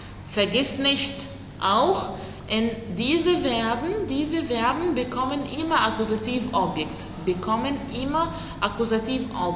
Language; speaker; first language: German; non-native, fluent; Arabic